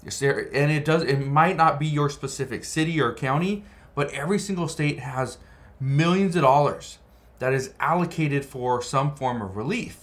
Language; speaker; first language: English; native; English